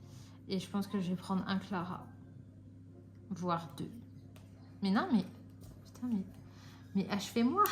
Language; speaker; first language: French; native; French